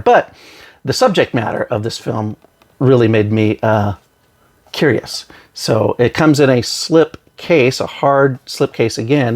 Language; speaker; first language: English; native; English